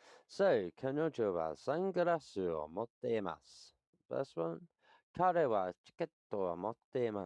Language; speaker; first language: Japanese; non-native, learner; English